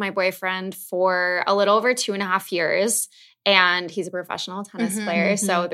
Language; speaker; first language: English; native; English